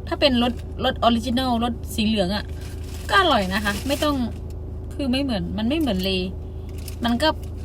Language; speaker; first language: Thai; non-native, local second language; Khmer